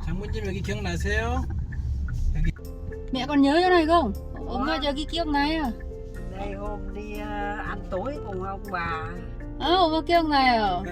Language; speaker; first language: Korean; non-native, learner; Vietnamese